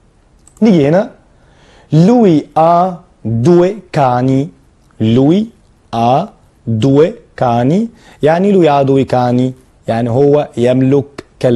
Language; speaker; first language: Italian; non-native, fluent; Arabic